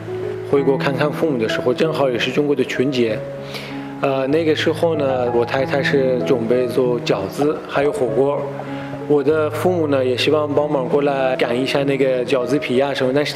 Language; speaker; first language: Chinese; non-native, fluent; Persian